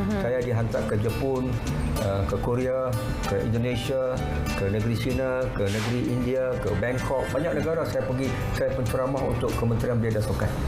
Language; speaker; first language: Malay; non-native, local second language; Tamil